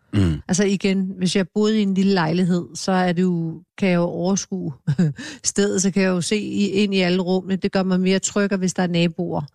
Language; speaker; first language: Danish; native; Danish